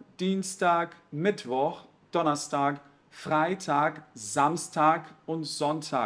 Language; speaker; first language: German; non-native, fluent; Portuguese